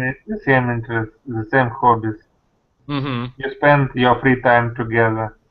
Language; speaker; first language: English; non-native, learner; Russian